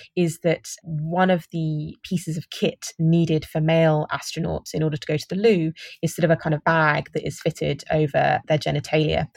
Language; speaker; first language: English; native; English